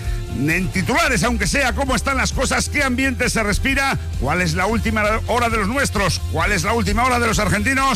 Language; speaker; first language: Spanish; native; Spanish